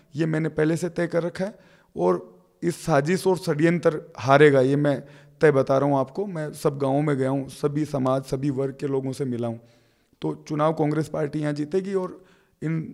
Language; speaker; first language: Hindi; native; Hindi